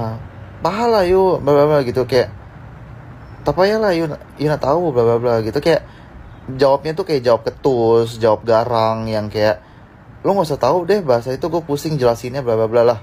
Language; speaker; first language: Indonesian; native; Indonesian